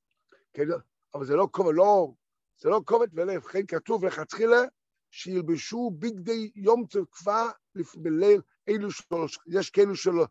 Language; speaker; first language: Hebrew; non-native, fluent; Yiddish